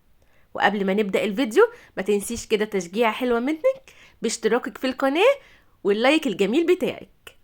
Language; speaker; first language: Arabic; native; Arabic